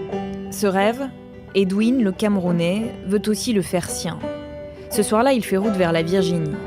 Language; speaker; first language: French; native; French